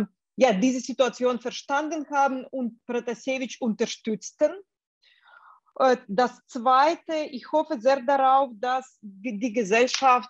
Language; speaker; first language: German; non-native, fluent; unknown